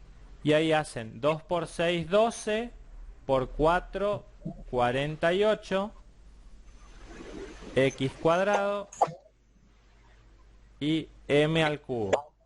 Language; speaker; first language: Spanish; native; Spanish